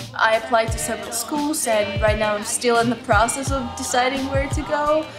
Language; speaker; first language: English; non-native, fluent; Azerbaijani